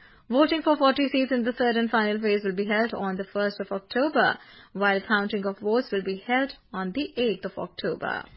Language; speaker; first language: English; non-native, local second language; Urdu